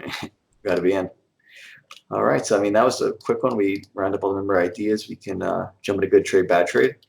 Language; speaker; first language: English; native; English